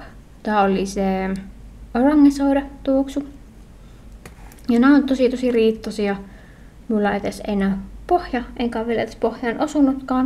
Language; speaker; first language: Finnish; native; Finnish